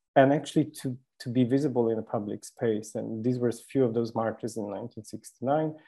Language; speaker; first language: English; non-native, fluent; Polish